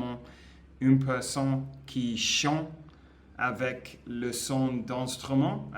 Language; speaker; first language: French; non-native, learner; English